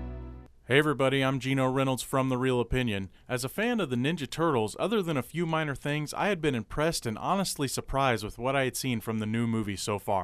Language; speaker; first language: English; native; English